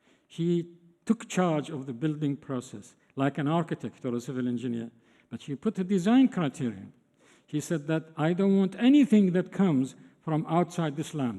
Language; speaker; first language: English; non-native, fluent; Arabic